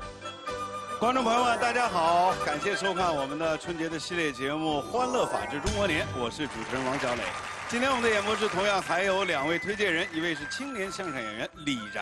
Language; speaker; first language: Chinese; native; Chinese